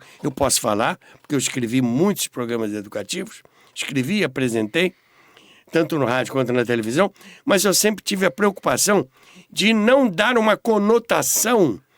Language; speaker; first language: Portuguese; native; Portuguese